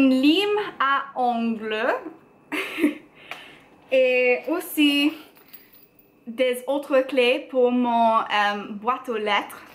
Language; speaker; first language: French; non-native, learner; English